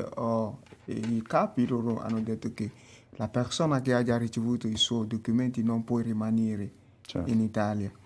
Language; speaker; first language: Italian; non-native, fluent; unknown